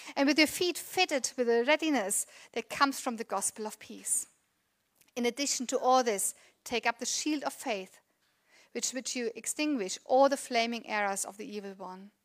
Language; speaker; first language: English; non-native, fluent; German